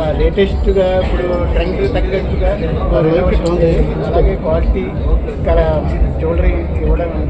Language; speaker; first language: Telugu; native; Telugu